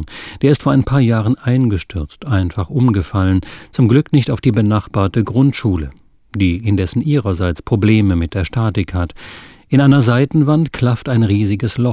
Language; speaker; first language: German; native; German